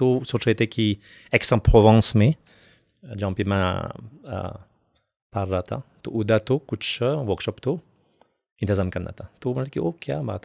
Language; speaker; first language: Hindi; non-native, fluent; French